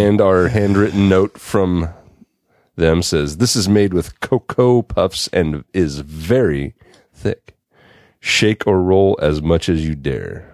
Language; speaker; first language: English; native; English